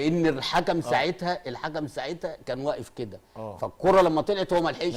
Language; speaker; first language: Arabic; native; Arabic